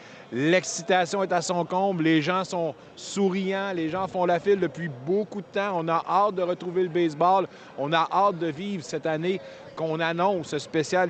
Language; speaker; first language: French; native; French